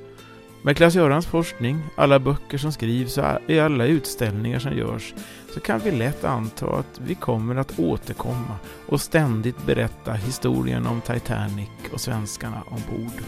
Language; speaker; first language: Swedish; native; Swedish